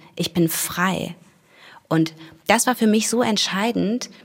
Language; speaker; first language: German; native; German